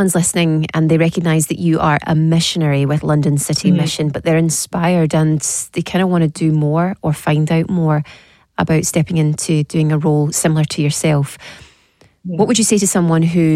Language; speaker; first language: English; native; English